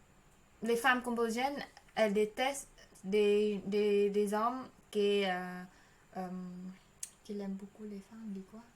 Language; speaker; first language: French; non-native, learner; Khmer